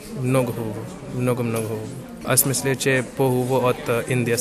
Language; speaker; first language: Bulgarian; non-native, learner; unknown